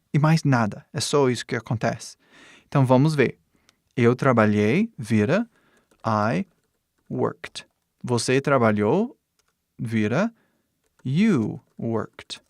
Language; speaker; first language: Portuguese; non-native, fluent; English